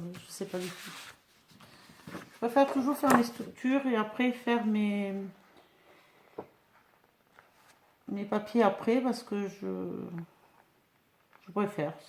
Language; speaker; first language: French; native; French